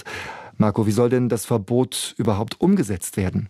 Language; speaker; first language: German; native; German